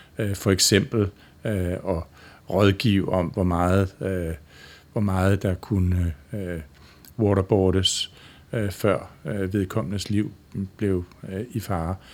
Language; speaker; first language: Danish; native; Danish